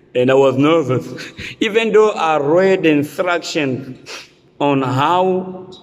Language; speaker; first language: English; non-native, fluent; French